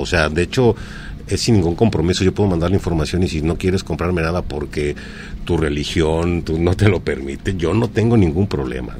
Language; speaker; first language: Spanish; native; Spanish